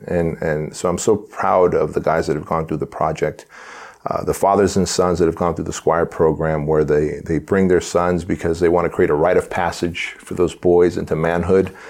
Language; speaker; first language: English; early bilingual, other home language; Armenian